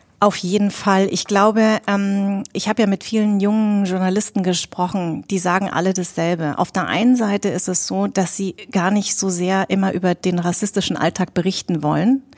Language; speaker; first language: German; native; German